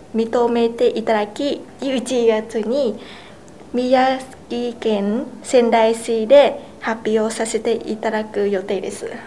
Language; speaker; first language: Japanese; non-native, fluent; Vietnamese